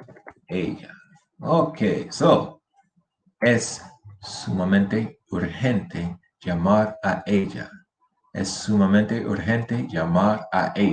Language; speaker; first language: Spanish; non-native, fluent; English